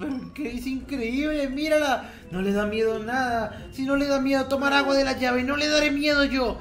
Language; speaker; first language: Spanish; native; Spanish